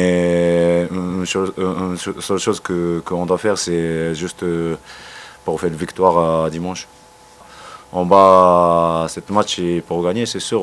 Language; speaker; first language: French; non-native, learner; Japanese